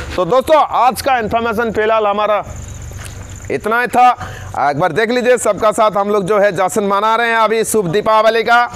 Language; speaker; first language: Hindi; non-native, local second language; Bangla